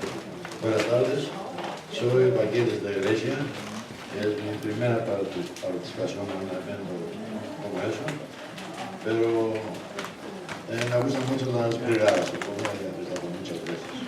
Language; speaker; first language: Spanish; non-native, learner; Greek